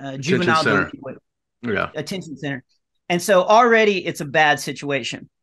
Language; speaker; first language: English; native; English